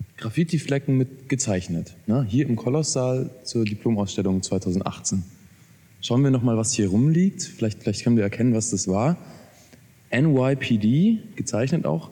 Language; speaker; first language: German; native; German